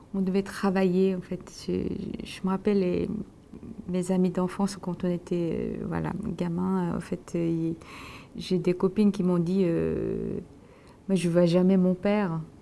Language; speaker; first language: French; non-native, fluent; Korean